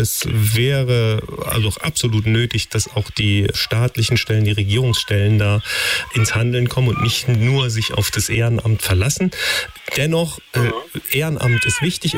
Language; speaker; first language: German; native; German